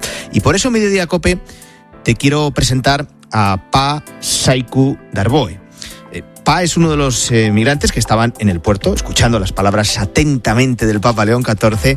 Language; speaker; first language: Spanish; native; Spanish